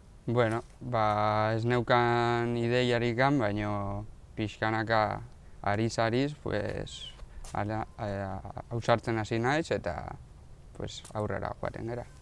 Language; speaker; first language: Basque; non-native, local second language; Spanish